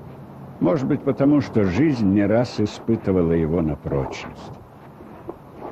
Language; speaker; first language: Russian; native; Russian